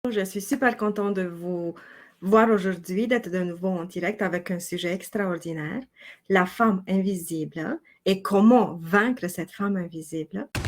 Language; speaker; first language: French; non-native, fluent; Romanian